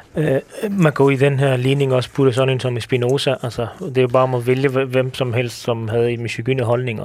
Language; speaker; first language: Danish; early bilingual, other home language; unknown